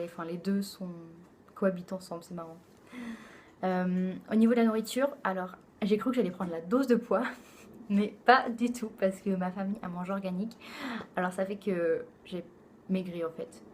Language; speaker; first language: French; native; French